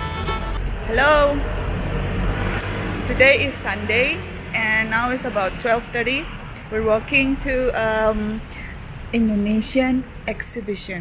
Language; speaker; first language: English; non-native, fluent; Indonesian